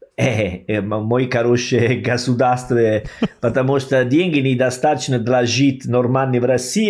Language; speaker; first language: Russian; non-native, learner; Italian